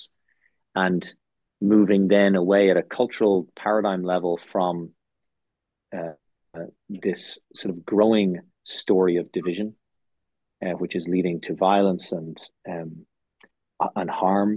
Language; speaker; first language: English; native; English